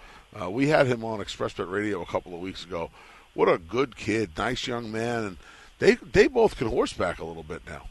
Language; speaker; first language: English; native; English